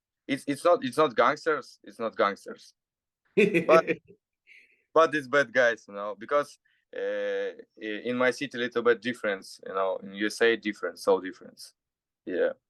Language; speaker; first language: English; non-native, learner; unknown